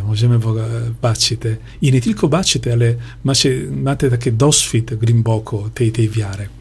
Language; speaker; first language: Polish; non-native, learner; Italian